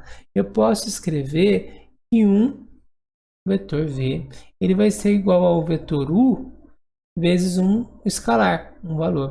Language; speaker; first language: Portuguese; native; Portuguese